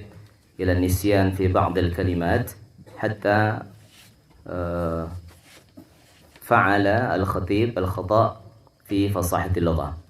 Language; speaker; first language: Arabic; non-native, fluent; Indonesian